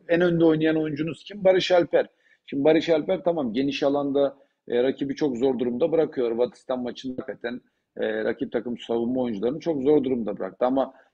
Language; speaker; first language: Turkish; native; Turkish